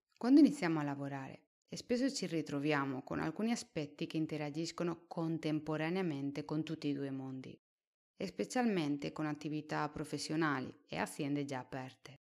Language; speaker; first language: Italian; non-native, fluent; Spanish